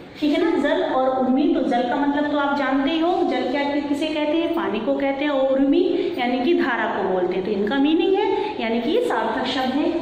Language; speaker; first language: Hindi; native; Hindi